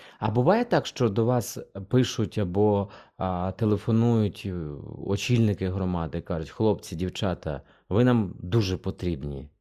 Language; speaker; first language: Ukrainian; native; Ukrainian